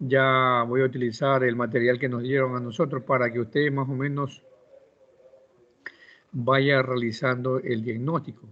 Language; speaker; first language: Spanish; native; Spanish